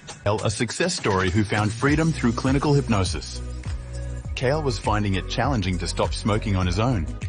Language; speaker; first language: English; native; English